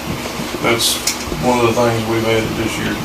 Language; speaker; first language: English; native; English